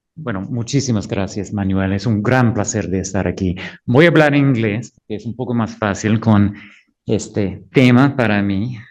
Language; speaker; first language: Spanish; non-native, fluent; English